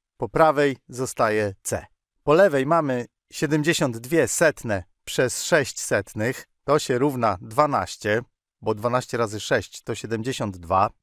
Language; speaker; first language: Polish; native; Polish